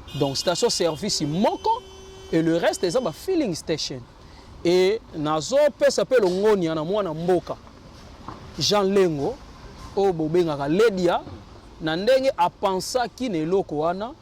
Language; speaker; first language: Lingala; non-native, local second language; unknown